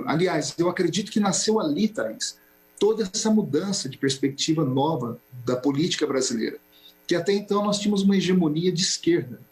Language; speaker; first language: Portuguese; native; Portuguese